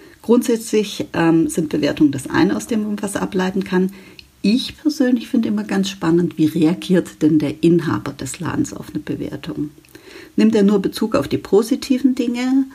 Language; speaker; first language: German; native; German